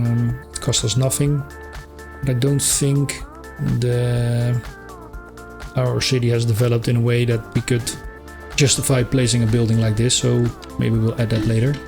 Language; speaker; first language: English; non-native, fluent; Dutch